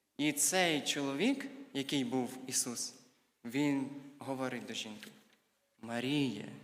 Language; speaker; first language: Ukrainian; native; Ukrainian